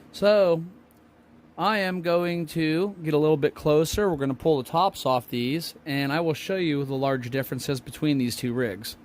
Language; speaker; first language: English; native; English